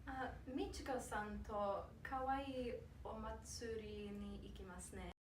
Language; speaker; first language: Japanese; non-native, learner; English